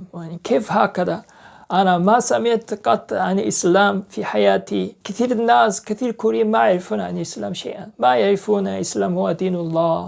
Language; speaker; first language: Arabic; non-native, learner; Korean